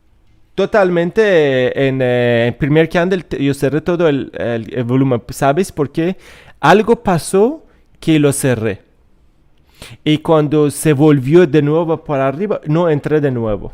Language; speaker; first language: Spanish; non-native, fluent; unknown